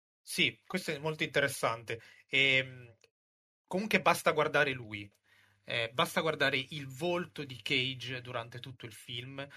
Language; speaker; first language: Italian; native; Italian